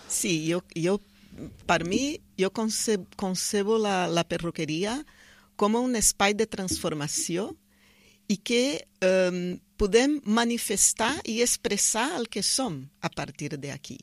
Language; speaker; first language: Catalan; non-native, fluent; Portuguese